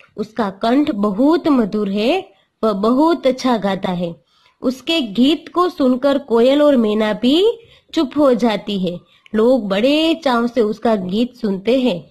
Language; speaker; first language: Hindi; non-native, local second language; Gujarati